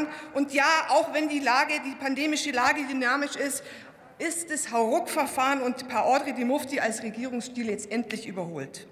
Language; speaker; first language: German; native; German